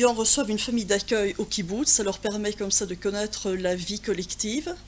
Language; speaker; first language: French; non-native, local second language; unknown